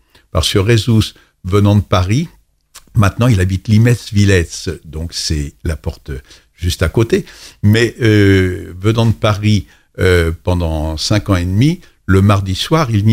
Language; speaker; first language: French; native; French